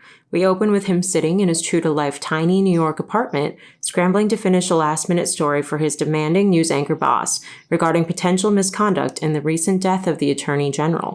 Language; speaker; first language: English; native; English